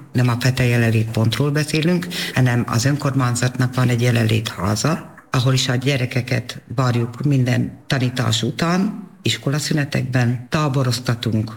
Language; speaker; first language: Hungarian; native; Hungarian